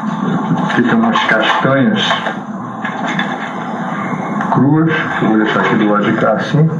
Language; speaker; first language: Portuguese; native; Portuguese